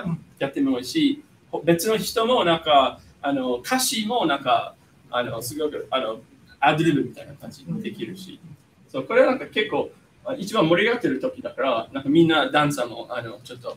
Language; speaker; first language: Japanese; non-native, fluent; English